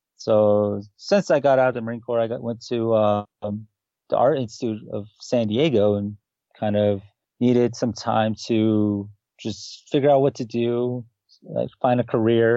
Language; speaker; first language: English; native; English